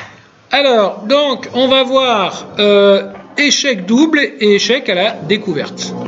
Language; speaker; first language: French; native; French